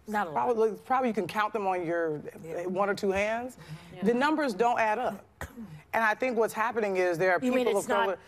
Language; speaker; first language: English; native; English